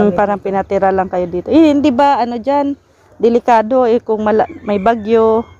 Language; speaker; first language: Filipino; non-native, local second language; Cebuano